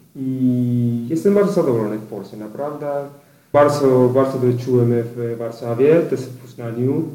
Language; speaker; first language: Polish; non-native, learner; Spanish